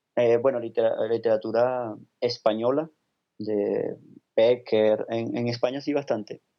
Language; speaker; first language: Spanish; native; Spanish